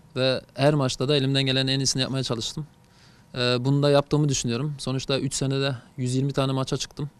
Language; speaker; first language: Turkish; early bilingual, heritage; Turkish